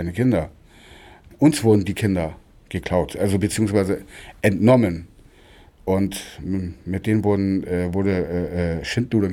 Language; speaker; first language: German; non-native, local second language; Romany